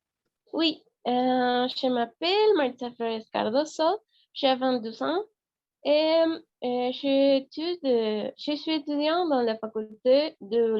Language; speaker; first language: French; non-native, learner; Spanish